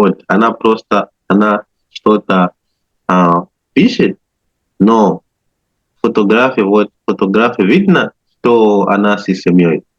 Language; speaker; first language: Russian; non-native, learner; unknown